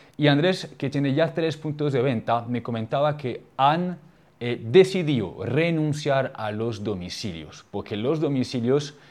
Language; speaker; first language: Spanish; non-native, fluent; French